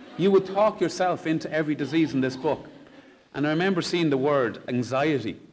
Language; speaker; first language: English; native; English